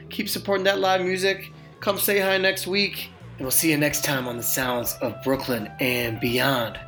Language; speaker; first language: English; native; English